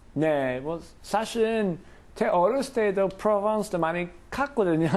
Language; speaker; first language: Korean; non-native, fluent; English